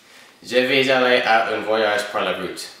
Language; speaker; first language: French; non-native, learner; English